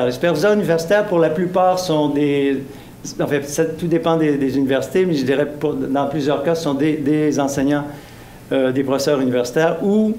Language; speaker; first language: French; native; French